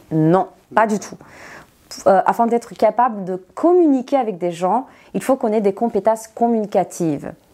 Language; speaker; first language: French; non-native, fluent; Serbian